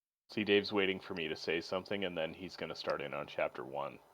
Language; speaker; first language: English; native; English